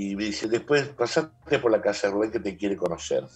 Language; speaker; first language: Spanish; native; Spanish